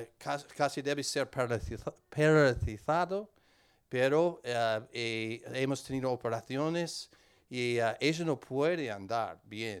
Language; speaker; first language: Spanish; non-native, learner; English